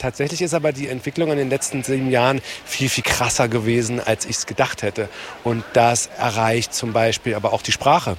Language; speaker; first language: German; native; German